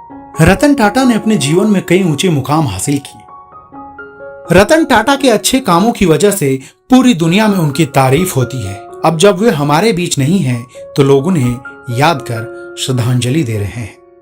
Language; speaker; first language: Hindi; native; Hindi